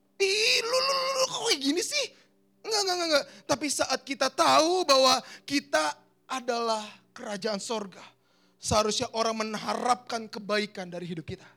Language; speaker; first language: Indonesian; native; Indonesian